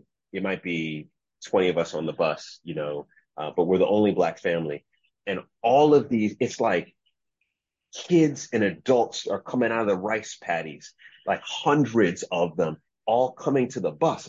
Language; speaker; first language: English; native; English